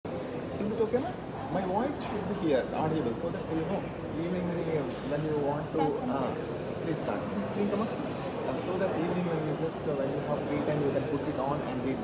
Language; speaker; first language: English; non-native, local second language; Tamil